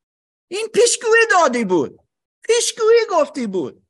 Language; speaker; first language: Persian; non-native, learner; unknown